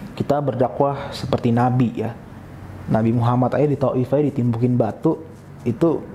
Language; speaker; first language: Indonesian; native; Indonesian